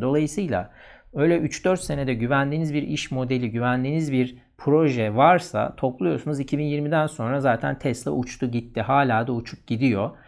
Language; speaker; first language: Turkish; native; Turkish